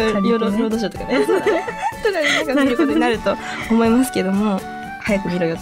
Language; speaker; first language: Japanese; native; Japanese